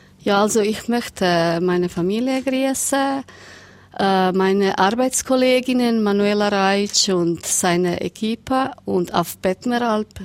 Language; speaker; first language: German; non-native, learner; Serbian